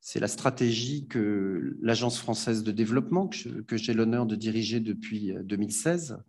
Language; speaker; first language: French; native; French